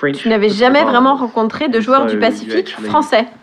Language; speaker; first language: French; non-native, fluent; English